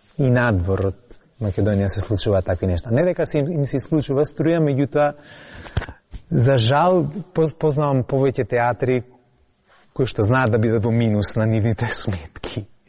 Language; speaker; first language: Macedonian; native; Macedonian